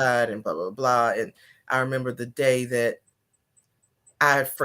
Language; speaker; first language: English; native; English